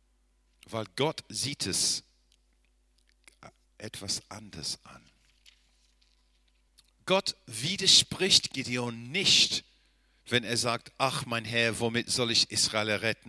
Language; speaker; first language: German; non-native, fluent; English